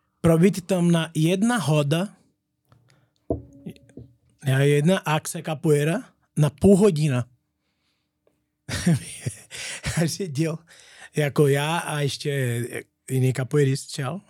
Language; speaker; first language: Czech; non-native, learner; Portuguese